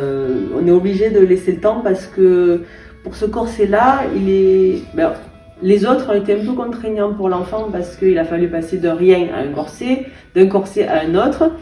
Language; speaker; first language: French; native; French